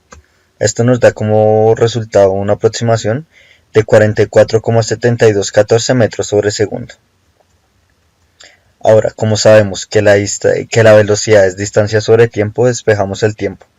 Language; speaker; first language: Spanish; native; Spanish